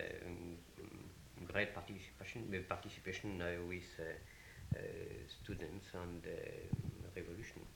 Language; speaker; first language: English; non-native, learner; French